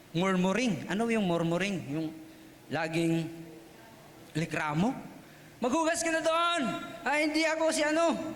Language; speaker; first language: Filipino; non-native, local second language; Cebuano